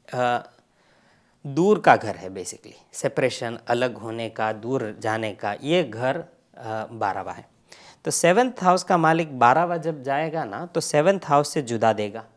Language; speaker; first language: Hindi; non-native, local second language; Gujarati